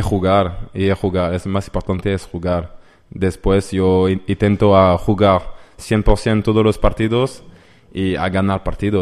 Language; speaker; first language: Spanish; non-native, learner; French